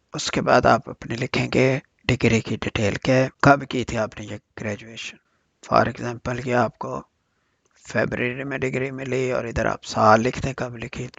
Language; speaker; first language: Urdu; native; Urdu